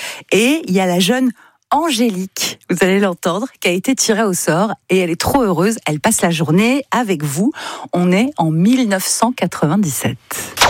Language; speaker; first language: French; native; French